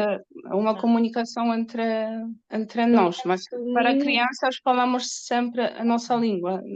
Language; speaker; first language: Portuguese; non-native, learner; Polish